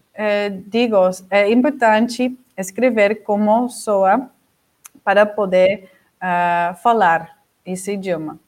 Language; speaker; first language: Portuguese; non-native, fluent; Dutch